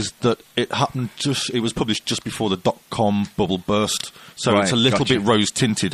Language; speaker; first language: English; native; English